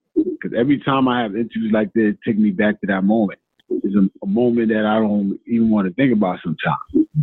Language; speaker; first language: English; non-native, fluent; Spanish